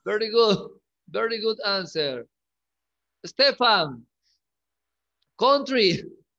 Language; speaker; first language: English; non-native, learner; Spanish